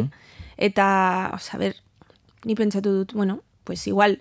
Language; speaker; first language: Basque; non-native, learner; Spanish